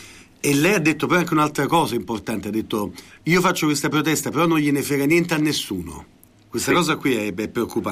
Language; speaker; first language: Italian; native; Italian